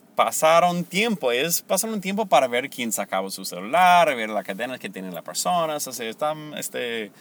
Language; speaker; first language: Spanish; non-native, fluent; English